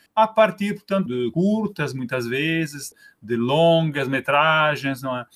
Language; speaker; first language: Portuguese; non-native, fluent; Italian